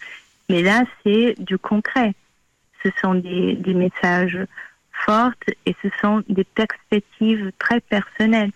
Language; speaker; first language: French; non-native, fluent; Portuguese